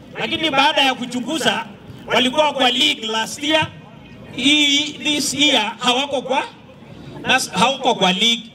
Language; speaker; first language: Swahili; non-native, local second language; Masai